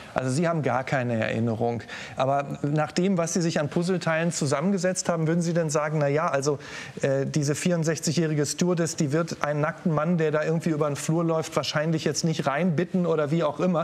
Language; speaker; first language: German; native; German